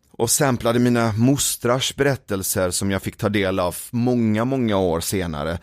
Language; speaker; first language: Swedish; early bilingual, other home language; Persian